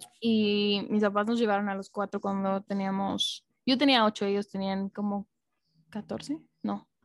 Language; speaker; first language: Spanish; native; Spanish